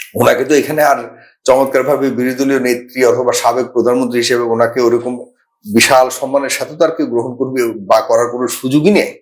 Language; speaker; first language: Bangla; native; Bangla